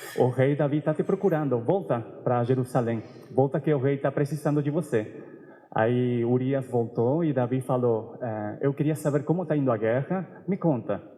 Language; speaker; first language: Portuguese; non-native, fluent; Spanish